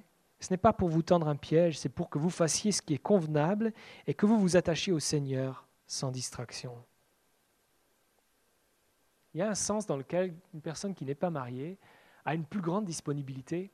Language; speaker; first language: French; native; French